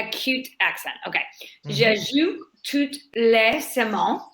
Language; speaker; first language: French; non-native, learner; English